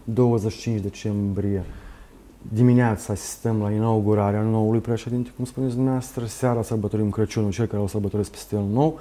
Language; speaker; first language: Romanian; native; Romanian